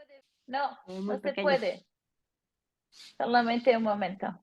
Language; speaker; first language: Spanish; non-native, learner; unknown